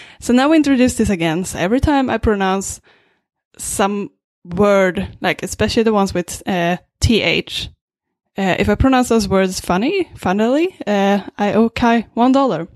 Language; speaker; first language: English; non-native, fluent; Swedish